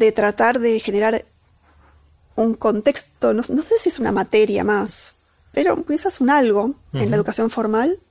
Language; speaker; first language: Spanish; native; Spanish